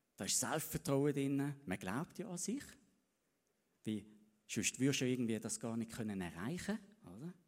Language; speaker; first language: German; native; German